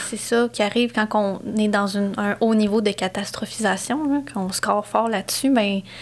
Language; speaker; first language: French; native; French